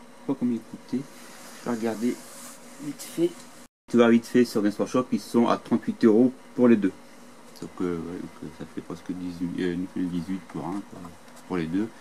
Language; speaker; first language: French; native; French